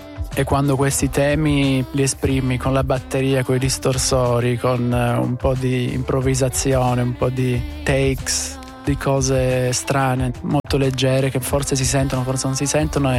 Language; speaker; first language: Italian; native; Italian